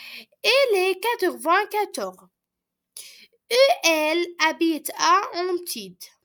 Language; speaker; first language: French; non-native, learner; Arabic